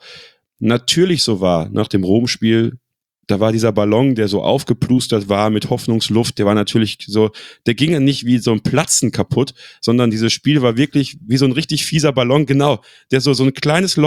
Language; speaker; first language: German; native; German